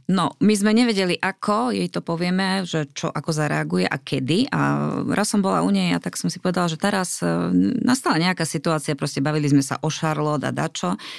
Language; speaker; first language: Slovak; native; Slovak